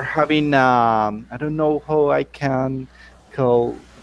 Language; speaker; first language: English; non-native, fluent; Spanish